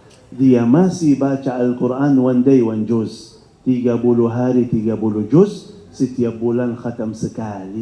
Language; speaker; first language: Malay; non-native, fluent; Arabic